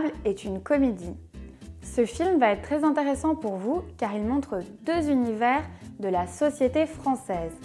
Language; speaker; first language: French; native; French